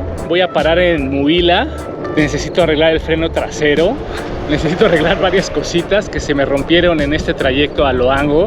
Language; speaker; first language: Spanish; native; Spanish